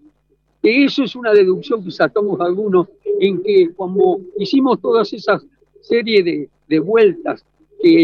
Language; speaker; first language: Spanish; native; Spanish